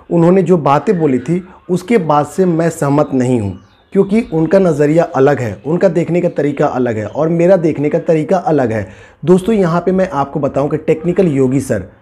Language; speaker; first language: Hindi; native; Hindi